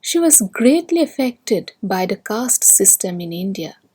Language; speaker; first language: English; non-native, local second language; Assamese